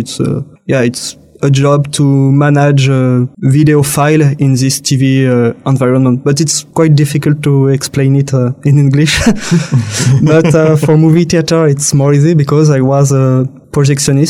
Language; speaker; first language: English; non-native, fluent; French